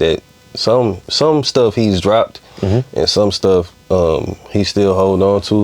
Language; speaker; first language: English; native; English